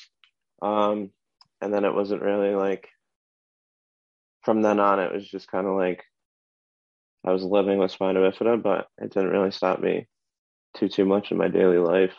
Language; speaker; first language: English; native; English